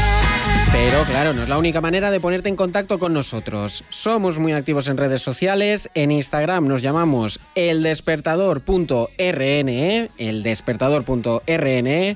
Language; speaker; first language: Spanish; native; Spanish